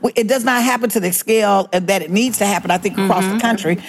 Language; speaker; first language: English; native; English